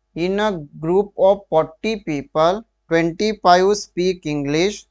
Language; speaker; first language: English; non-native, local second language; Kannada